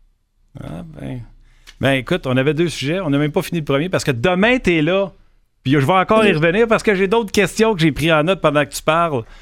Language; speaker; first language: French; native; French